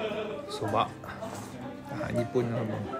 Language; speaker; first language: Japanese; non-native, learner; Thai